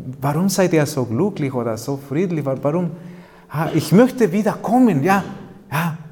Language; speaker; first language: German; non-native, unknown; Spanish